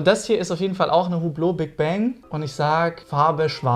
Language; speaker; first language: German; native; German